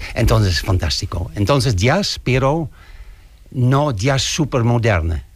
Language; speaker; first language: Spanish; non-native, learner; Dutch